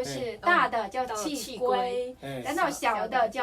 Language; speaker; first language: Chinese; non-native, fluent; Vietnamese